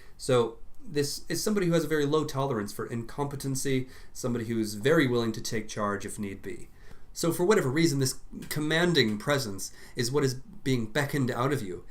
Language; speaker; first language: English; native; English